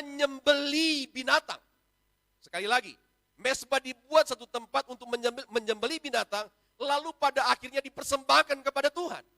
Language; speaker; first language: Indonesian; native; Indonesian